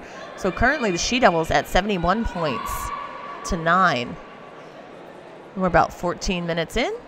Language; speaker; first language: English; native; English